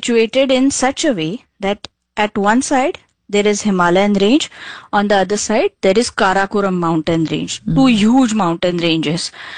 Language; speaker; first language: English; non-native, local second language; Marathi